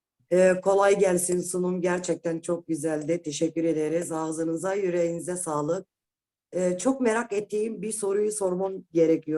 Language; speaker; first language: Turkish; native; Turkish